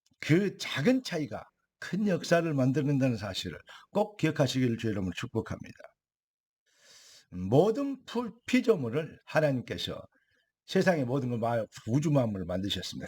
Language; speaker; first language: Korean; native; Korean